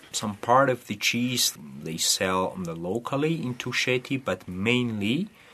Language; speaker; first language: English; non-native, fluent; Georgian